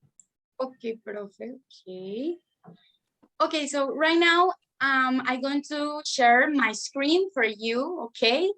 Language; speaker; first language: English; non-native, learner; Spanish